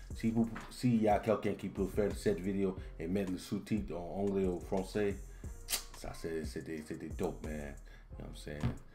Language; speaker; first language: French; non-native, learner; English